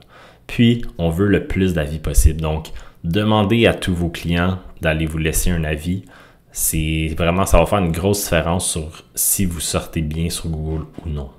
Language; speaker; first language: French; native; French